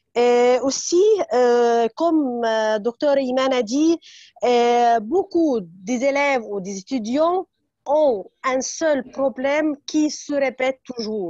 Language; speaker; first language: French; non-native, fluent; Arabic